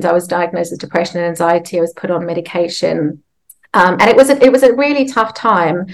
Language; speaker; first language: English; native; English